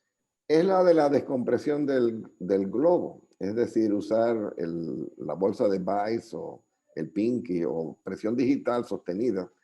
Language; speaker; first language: Spanish; native; Spanish